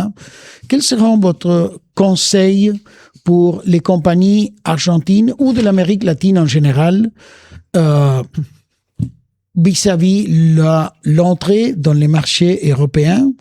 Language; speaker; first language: French; non-native, fluent; Spanish